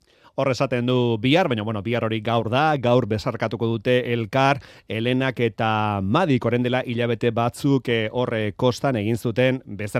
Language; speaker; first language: Basque; native; Basque